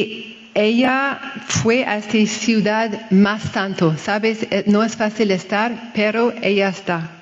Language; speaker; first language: Spanish; non-native, fluent; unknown